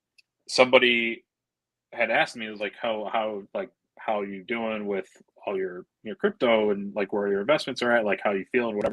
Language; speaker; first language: English; native; English